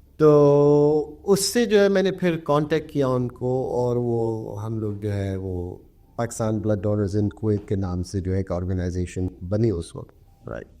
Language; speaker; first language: Urdu; early bilingual, heritage; Urdu